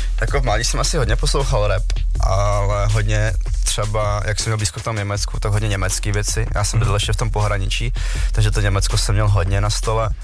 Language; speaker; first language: Czech; early bilingual, other home language; Vietnamese